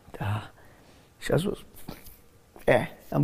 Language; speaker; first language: Romanian; non-native, learner; English